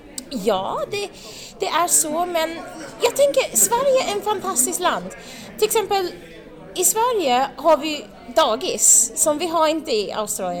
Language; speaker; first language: Swedish; non-native, fluent; English